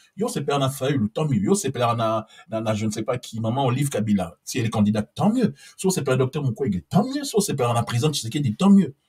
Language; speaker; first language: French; non-native, local second language; Lingala